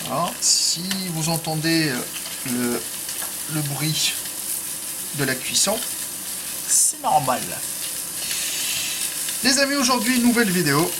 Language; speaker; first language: French; native; French